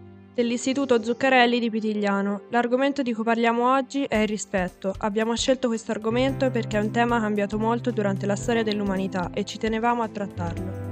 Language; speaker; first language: Italian; native; Italian